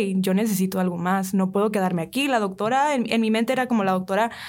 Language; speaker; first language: Spanish; early bilingual, heritage; Spanish